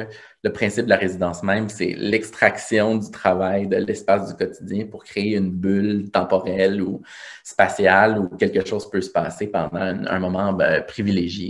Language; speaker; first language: French; native; French